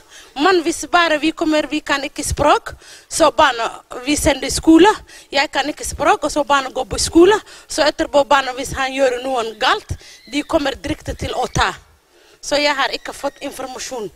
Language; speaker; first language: Norwegian; non-native, learner; Somali